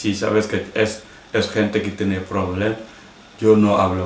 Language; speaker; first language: Spanish; non-native, learner; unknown